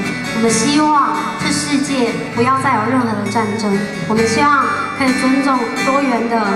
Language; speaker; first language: Chinese; native; Chinese